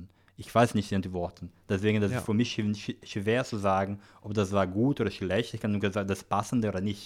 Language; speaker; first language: German; non-native, learner; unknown